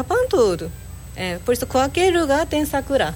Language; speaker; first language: Portuguese; non-native, learner; Japanese